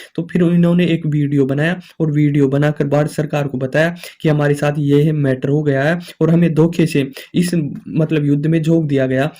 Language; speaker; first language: Hindi; native; Hindi